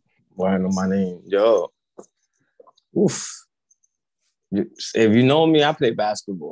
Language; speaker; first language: English; early bilingual, other home language; Spanish